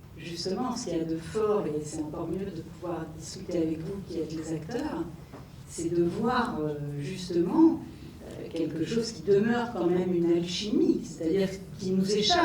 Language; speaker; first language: French; native; French